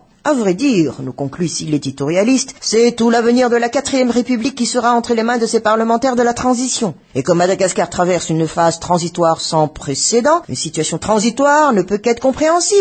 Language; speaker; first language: French; non-native, local second language; Malagasy